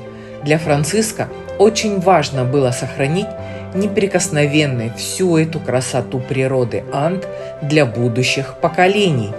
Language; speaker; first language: Russian; native; Russian